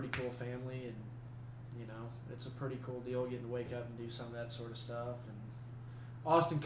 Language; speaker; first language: English; native; English